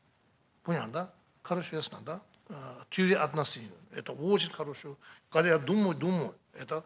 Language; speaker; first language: Russian; non-native, learner; Tibetan